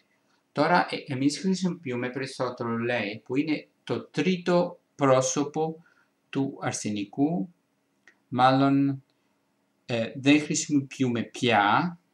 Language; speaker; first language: Greek; non-native, fluent; Italian